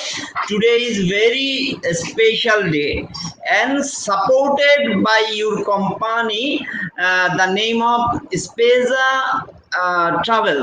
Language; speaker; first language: English; non-native, local second language; Bangla